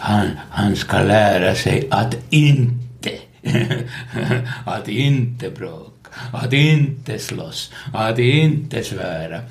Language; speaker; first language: Swedish; non-native, local second language; Finnish